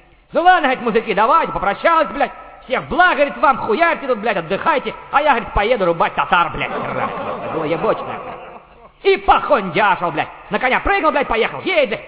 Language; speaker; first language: Russian; native; Russian